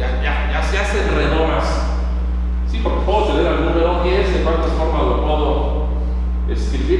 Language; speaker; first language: Spanish; native; Spanish